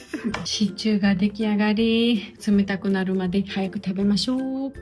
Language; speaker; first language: Japanese; non-native, learner; Georgian